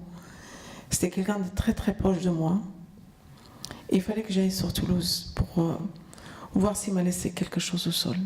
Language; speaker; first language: French; non-native, fluent; Arabic